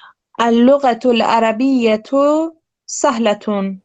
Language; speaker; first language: Arabic; non-native, learner; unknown